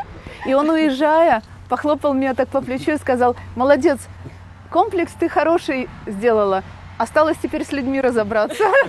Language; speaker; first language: Russian; native; Russian